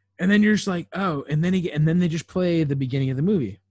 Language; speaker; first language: English; native; English